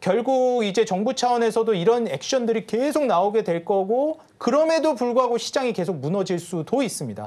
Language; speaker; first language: Korean; native; Korean